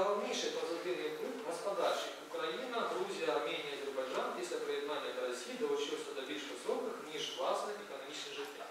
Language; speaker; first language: Ukrainian; native; Ukrainian